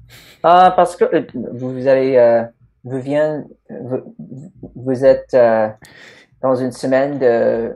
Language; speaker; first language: French; non-native, learner; English